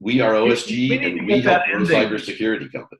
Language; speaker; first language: English; native; English